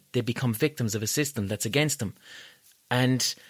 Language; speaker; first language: English; native; English